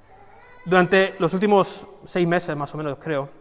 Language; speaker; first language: Spanish; native; Spanish